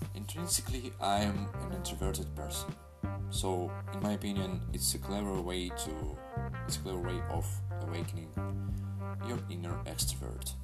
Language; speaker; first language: English; non-native, fluent; Russian